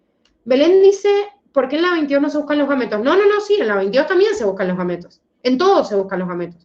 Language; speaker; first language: Spanish; native; Spanish